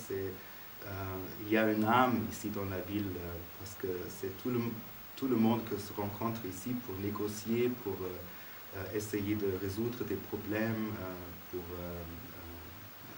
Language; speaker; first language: French; non-native, fluent; German